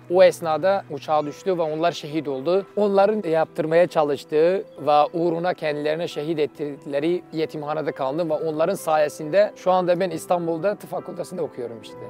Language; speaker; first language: Turkish; non-native, fluent; Persian